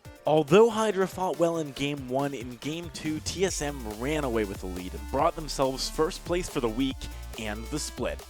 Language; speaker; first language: English; native; English